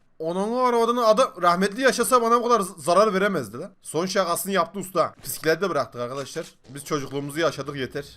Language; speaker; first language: Turkish; native; Turkish